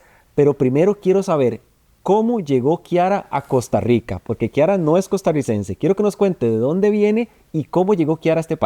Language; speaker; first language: Spanish; native; Spanish